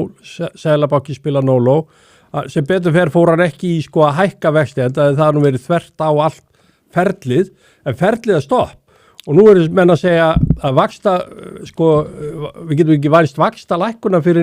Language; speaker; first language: Icelandic; native; Icelandic